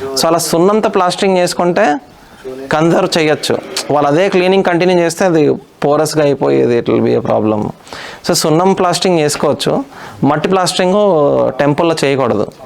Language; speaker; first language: Telugu; non-native, local second language; Hindi